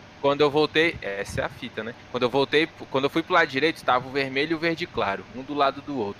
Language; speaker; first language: Portuguese; native; Portuguese